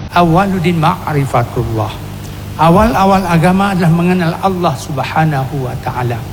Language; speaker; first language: Indonesian; non-native, local second language; Achinese